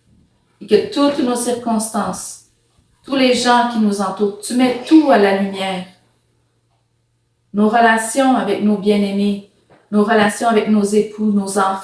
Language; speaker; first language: French; native; French